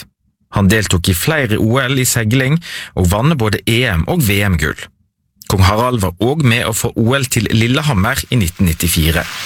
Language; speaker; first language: Norwegian; native; Norwegian